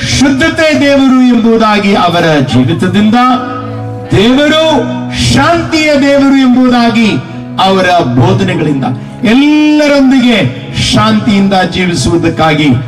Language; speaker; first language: Kannada; non-native, local second language; Urdu